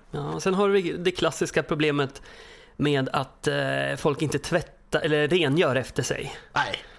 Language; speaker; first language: Swedish; native; Swedish